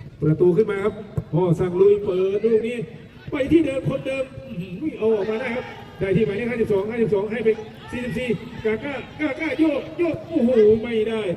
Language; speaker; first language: Thai; native; Thai